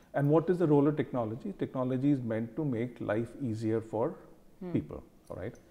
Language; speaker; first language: English; non-native, local second language; Hindi